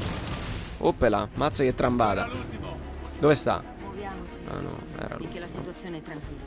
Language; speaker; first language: Italian; native; Italian